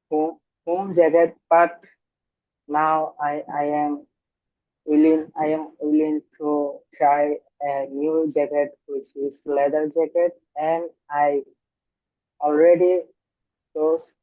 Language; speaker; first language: English; non-native, learner; Bangla